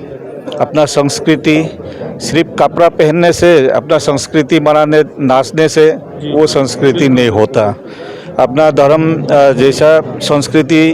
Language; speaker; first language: Hindi; non-native, local second language; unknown